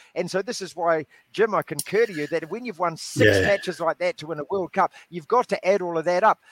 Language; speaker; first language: English; native; English